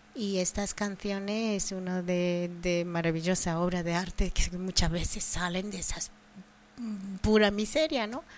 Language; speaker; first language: Spanish; non-native, fluent; Japanese